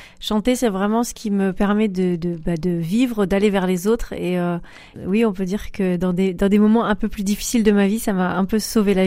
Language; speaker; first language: French; native; French